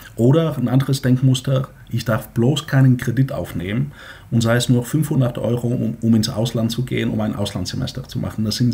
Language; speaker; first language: German; non-native, fluent; Bulgarian